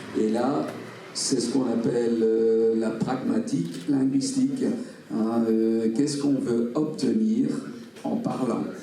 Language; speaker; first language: French; non-native, fluent; Dutch